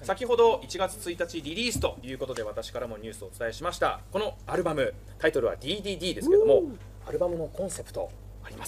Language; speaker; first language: Japanese; native; Japanese